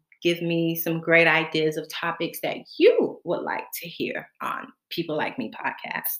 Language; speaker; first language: English; native; English